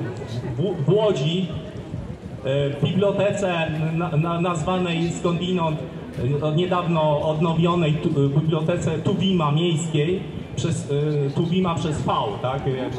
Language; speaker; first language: Polish; native; Polish